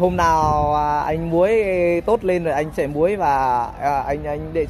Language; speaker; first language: Vietnamese; native; Vietnamese